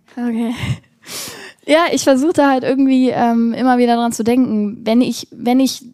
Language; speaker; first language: German; native; German